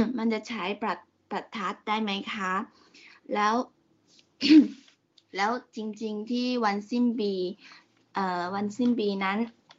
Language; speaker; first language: Thai; non-native, learner; Chinese